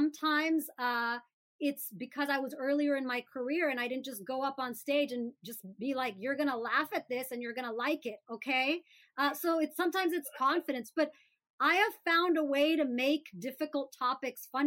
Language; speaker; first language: English; native; English